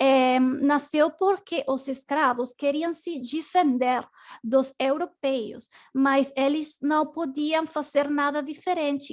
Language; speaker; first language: Portuguese; non-native, learner; Spanish